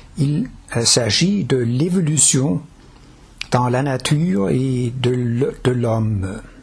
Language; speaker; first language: French; non-native, fluent; Danish